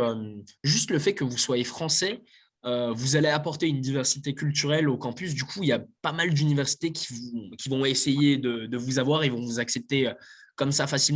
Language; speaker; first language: French; native; French